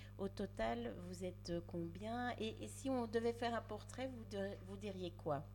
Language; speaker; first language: French; native; French